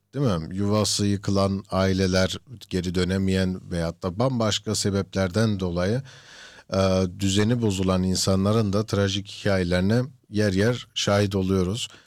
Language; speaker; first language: Turkish; early bilingual, heritage; Turkish